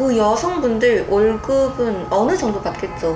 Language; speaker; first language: Korean; non-native, fluent; Vietnamese